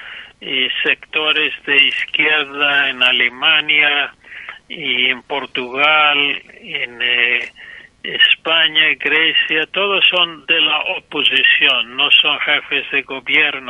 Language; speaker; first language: Spanish; non-native, fluent; English